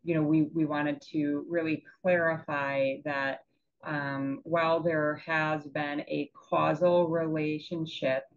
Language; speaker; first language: English; native; English